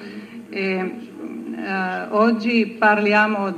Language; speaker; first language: Italian; non-native, learner; Finnish